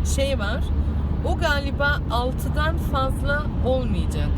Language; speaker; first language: Turkish; native; Turkish